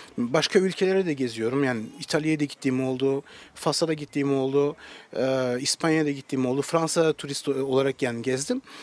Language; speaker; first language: Turkish; early bilingual, heritage; Turkish